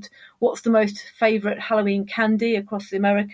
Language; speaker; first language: English; native; English